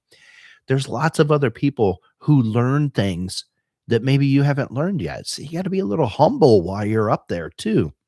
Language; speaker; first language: English; native; English